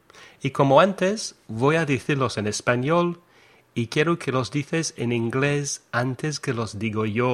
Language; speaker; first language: Spanish; non-native, fluent; English